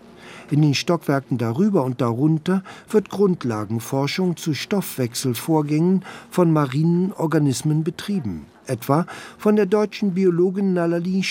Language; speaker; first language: German; native; German